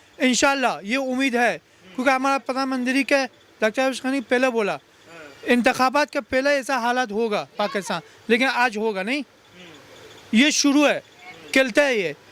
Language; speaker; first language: Hindi; non-native, learner; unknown